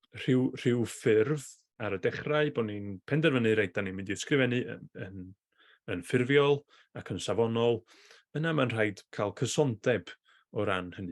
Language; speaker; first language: Welsh; native; Welsh